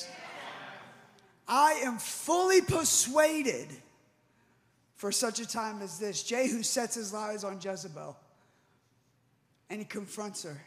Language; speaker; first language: English; native; English